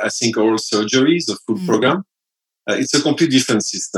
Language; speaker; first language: English; non-native, fluent; French